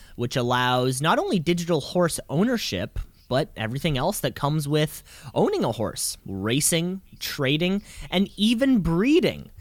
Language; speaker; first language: English; native; English